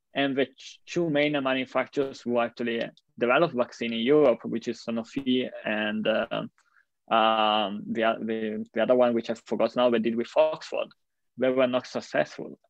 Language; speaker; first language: English; non-native, fluent; Italian